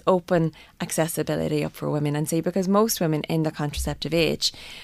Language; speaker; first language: English; native; English